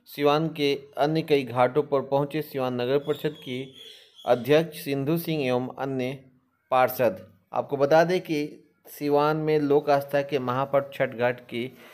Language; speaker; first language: Hindi; native; Hindi